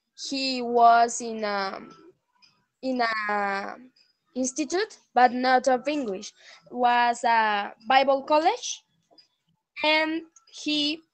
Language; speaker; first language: English; non-native, learner; Spanish